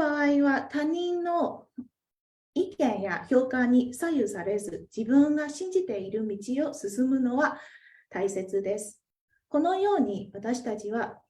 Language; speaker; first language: Japanese; non-native, fluent; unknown